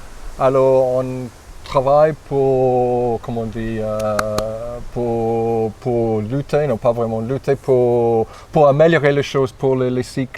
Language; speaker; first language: French; non-native, fluent; English